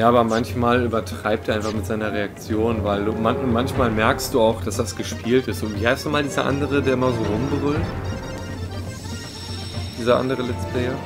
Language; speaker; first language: German; native; German